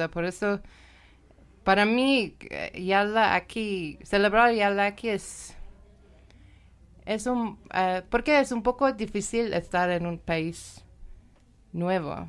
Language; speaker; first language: Spanish; non-native, learner; Persian